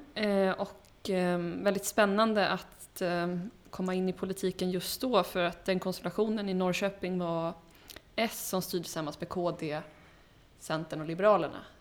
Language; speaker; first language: Swedish; early bilingual, heritage; Swedish